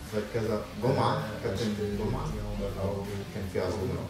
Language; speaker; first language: Portuguese; non-native, fluent; Arabic